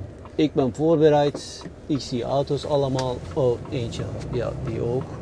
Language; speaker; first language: Dutch; non-native, fluent; Turkish